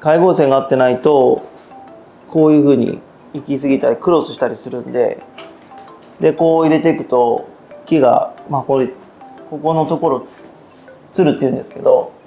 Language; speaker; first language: Japanese; native; Japanese